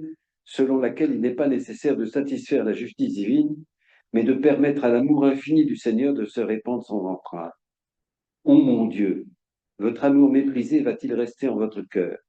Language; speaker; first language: French; native; French